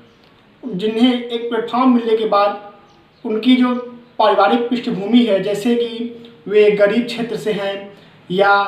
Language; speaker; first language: Hindi; native; Hindi